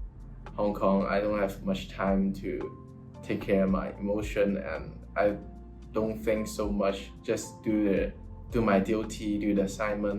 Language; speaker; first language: English; non-native, local second language; Cantonese